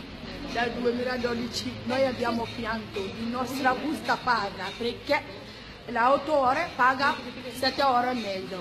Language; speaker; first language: Italian; non-native, learner; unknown